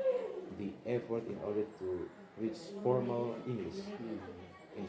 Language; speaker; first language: English; non-native, learner; Indonesian